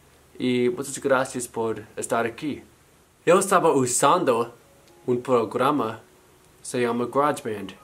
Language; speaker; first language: Spanish; non-native, learner; English